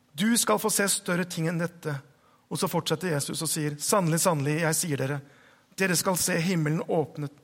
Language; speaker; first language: Norwegian; native; Norwegian